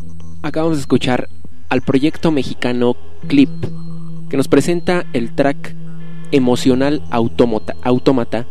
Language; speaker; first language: Spanish; native; Spanish